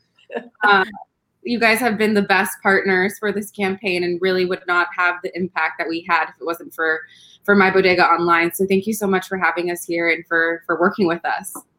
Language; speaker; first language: English; early bilingual, other home language; Spanish